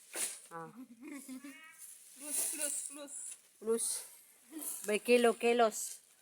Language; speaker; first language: English; non-native, learner; Filipino